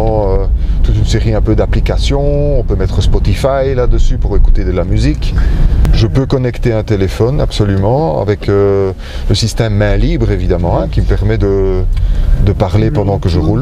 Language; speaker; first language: French; native; French